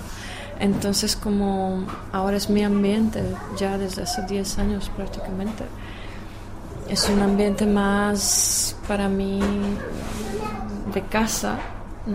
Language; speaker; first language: Spanish; non-native, fluent; Czech